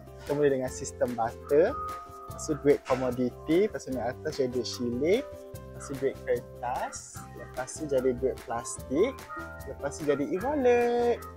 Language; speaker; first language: Malay; native; Malay